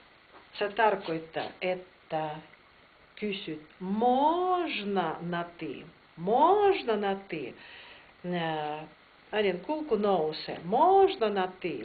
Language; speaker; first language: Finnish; non-native, fluent; Russian